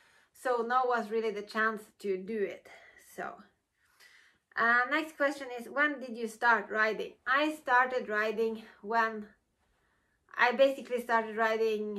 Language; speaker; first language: English; non-native, fluent; Norwegian